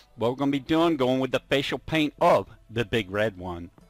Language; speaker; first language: English; native; English